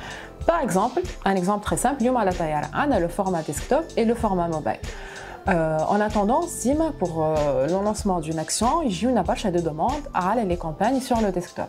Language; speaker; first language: French; non-native, local second language; Arabic